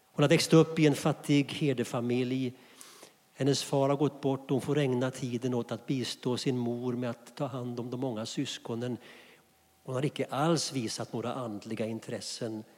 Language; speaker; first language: Swedish; native; Swedish